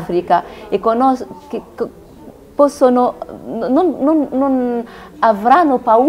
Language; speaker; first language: Italian; non-native, learner; Arabic